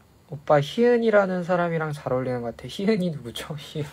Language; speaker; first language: Korean; native; Korean